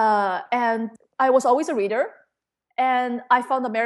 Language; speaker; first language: English; non-native, fluent; Chinese